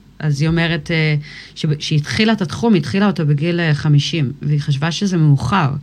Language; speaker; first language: Hebrew; early bilingual, other home language; English